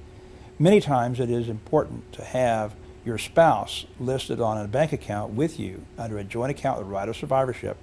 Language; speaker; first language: English; native; English